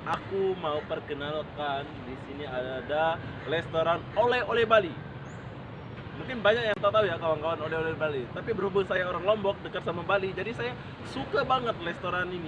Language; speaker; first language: Indonesian; non-native, local second language; Sasak